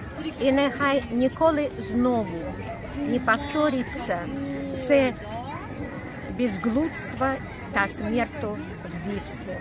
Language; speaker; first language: Ukrainian; non-native, local second language; Russian